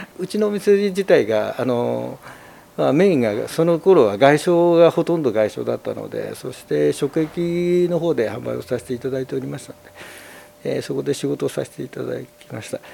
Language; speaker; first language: Japanese; native; Japanese